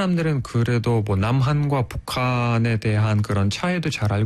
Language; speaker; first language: Korean; non-native, fluent; Russian